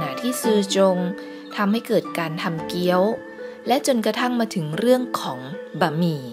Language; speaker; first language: Thai; native; Thai